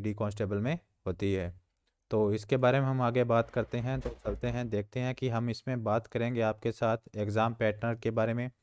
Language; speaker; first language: Hindi; native; Hindi